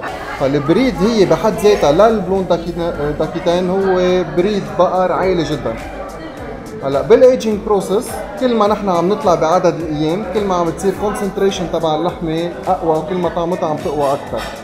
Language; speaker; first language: Arabic; native; Arabic